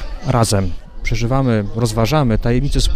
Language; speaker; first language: Polish; native; Polish